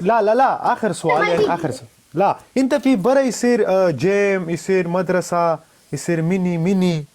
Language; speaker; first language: Arabic; non-native, learner; Pashto